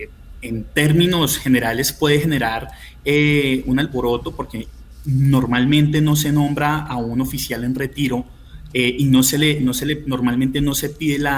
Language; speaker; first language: Spanish; native; Spanish